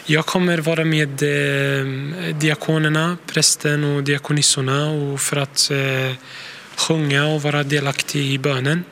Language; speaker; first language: Swedish; early bilingual, other home language; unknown